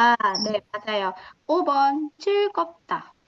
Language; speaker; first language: Korean; non-native, fluent; Indonesian